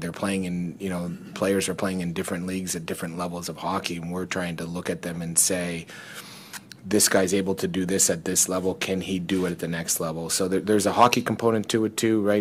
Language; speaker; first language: English; native; English